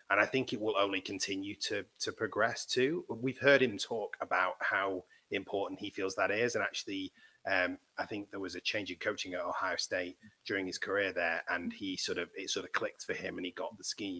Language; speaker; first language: English; native; English